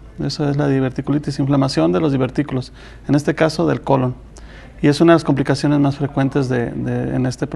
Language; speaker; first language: Spanish; native; Spanish